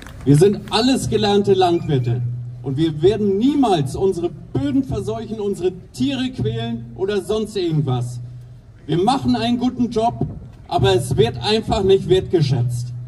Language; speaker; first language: German; native; German